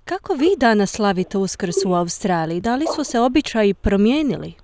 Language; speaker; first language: Croatian; native; Croatian